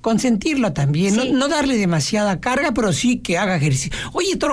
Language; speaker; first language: Spanish; native; Spanish